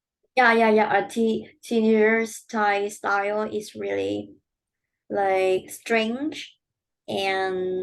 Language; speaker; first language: English; non-native, learner; Vietnamese